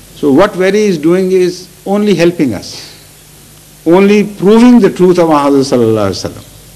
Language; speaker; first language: English; non-native, local second language; Urdu